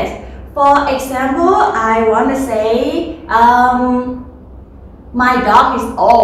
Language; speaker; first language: English; non-native, learner; Thai